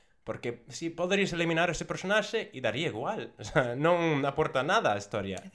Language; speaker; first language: Galician; non-native, local second language; Spanish